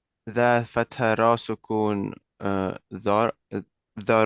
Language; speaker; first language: Arabic; non-native, learner; Estonian